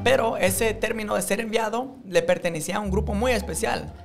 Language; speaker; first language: Spanish; non-native, fluent; English